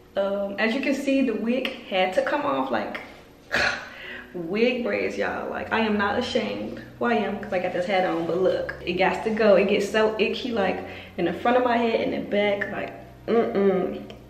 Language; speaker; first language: English; native; English